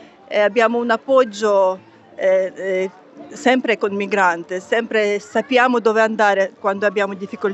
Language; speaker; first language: Italian; non-native, fluent; Ukrainian